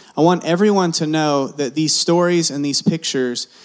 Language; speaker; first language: English; early bilingual, other home language; Spanish